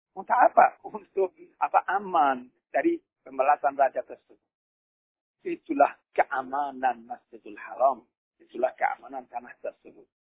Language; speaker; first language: Indonesian; non-native, fluent; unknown